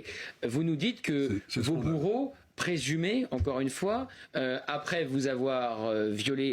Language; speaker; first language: French; native; French